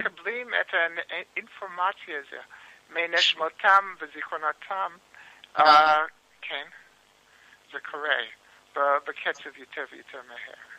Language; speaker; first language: Hebrew; non-native, learner; English